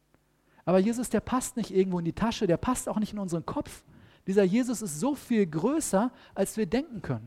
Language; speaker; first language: German; native; German